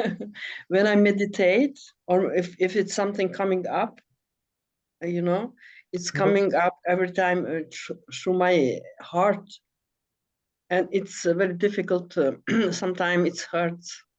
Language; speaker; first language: English; non-native, learner; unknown